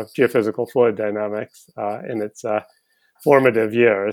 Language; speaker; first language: English; native; English